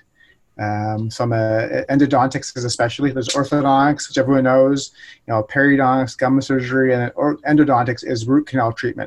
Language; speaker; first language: English; native; English